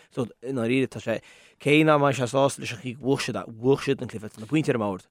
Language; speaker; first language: Irish; non-native, local second language; English